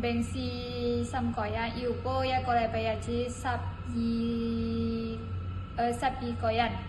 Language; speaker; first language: Cantonese; non-native, learner; Indonesian